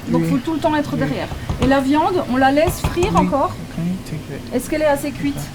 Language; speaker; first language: French; native; French